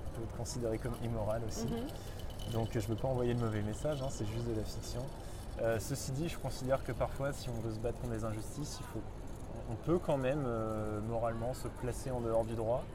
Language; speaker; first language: French; native; French